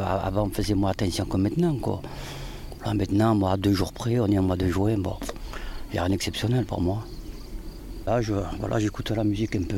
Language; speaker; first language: French; native; French